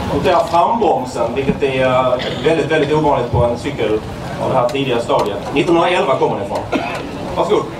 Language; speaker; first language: Swedish; native; Swedish